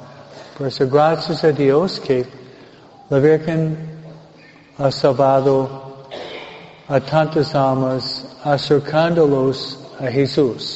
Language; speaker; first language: Spanish; non-native, fluent; English